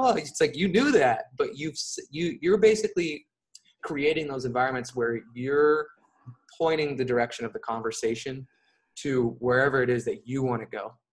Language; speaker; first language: English; native; English